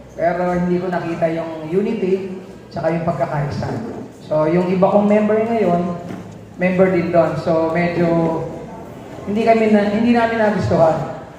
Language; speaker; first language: Filipino; native; Filipino